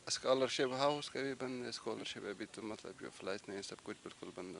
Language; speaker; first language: Hindi; non-native, learner; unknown